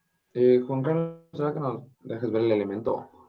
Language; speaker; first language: Spanish; native; Spanish